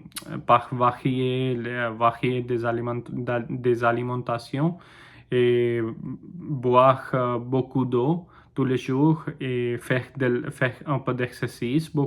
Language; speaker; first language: French; non-native, learner; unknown